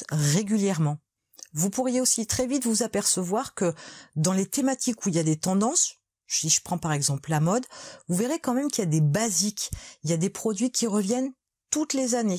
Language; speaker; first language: French; native; French